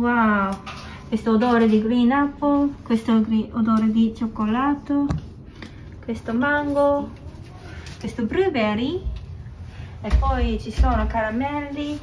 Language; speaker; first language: Italian; non-native, learner; Japanese